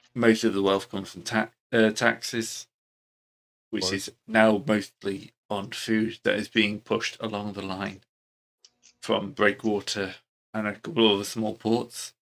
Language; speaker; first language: English; native; English